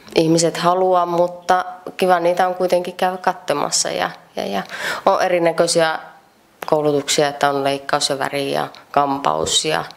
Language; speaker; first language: Finnish; native; Finnish